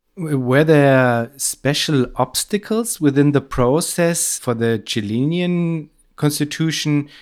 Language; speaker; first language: English; non-native, fluent; German